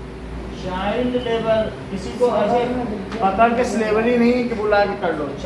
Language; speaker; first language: Hindi; native; Hindi